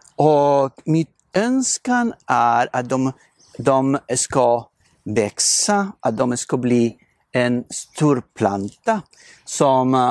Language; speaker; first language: Swedish; non-native, fluent; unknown